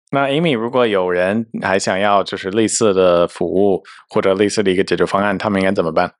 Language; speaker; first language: Chinese; non-native, fluent; English